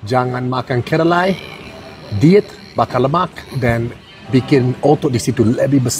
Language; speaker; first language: Indonesian; non-native, fluent; English